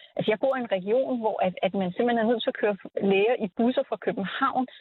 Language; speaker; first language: Danish; native; Danish